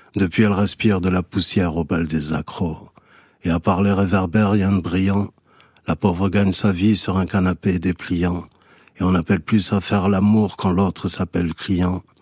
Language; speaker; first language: French; early bilingual, other home language; Fula